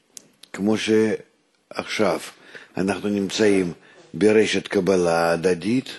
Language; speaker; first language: Hebrew; non-native, fluent; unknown